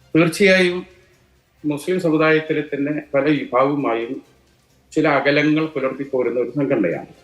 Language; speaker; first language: Malayalam; native; Malayalam